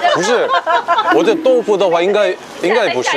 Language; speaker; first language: Chinese; non-native, fluent; Korean